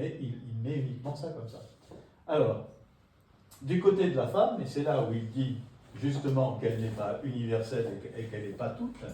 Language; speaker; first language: French; native; French